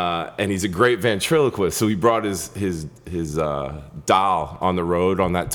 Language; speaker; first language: English; native; English